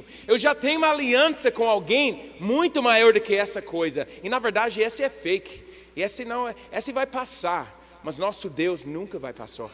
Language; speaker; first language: Portuguese; non-native, learner; English